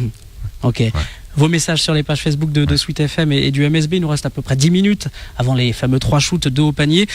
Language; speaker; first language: French; native; French